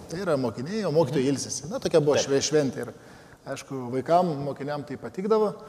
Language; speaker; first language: Lithuanian; native; Lithuanian